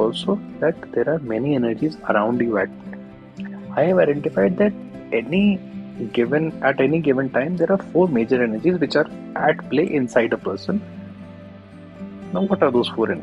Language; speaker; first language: English; non-native, local second language; Hindi